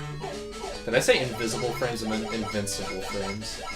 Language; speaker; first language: English; native; English